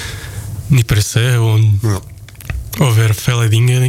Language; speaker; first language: Dutch; non-native, local second language; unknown